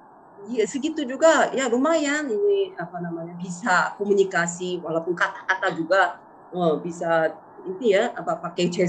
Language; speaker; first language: Indonesian; non-native, fluent; Korean